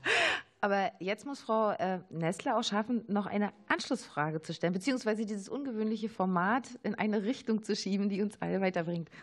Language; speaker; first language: German; native; German